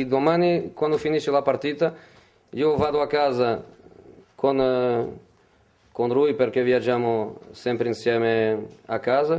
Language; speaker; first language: Italian; non-native, fluent; Portuguese